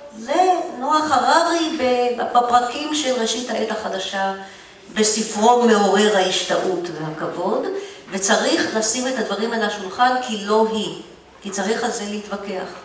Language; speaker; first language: Hebrew; native; Hebrew